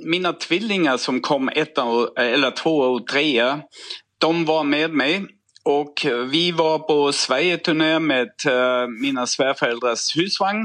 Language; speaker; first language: Swedish; non-native, fluent; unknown